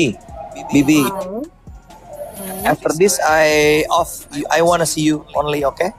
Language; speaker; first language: English; non-native, learner; Indonesian